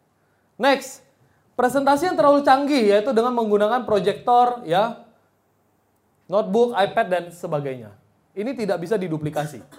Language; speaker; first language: Indonesian; native; Indonesian